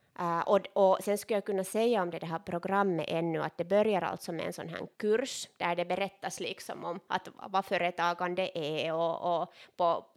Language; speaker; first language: Swedish; non-native, local second language; Finnish